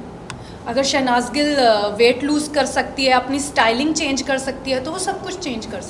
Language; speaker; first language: Hindi; non-native, local second language; Punjabi